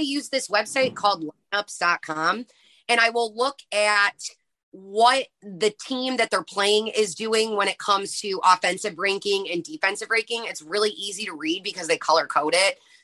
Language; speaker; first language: English; native; English